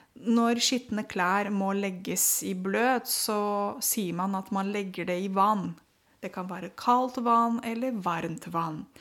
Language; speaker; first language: Norwegian; non-native, fluent; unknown